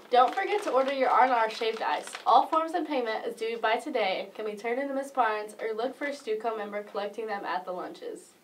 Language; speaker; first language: English; native; English